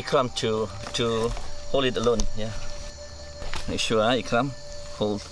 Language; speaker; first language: English; non-native, fluent; Malay